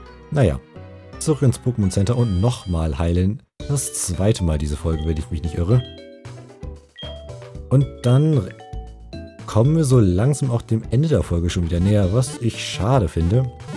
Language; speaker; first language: German; native; German